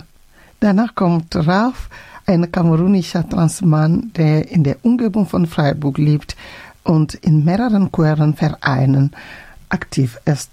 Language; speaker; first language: German; non-native, fluent; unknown